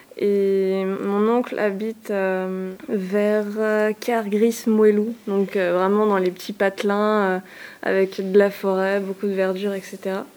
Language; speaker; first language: French; native; French